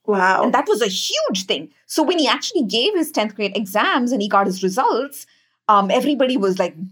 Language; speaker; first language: English; non-native, local second language; Kannada